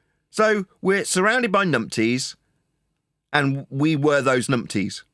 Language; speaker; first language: English; native; English